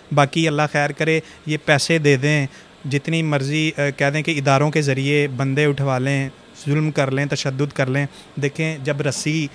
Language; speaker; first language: Urdu; non-native, local second language; Punjabi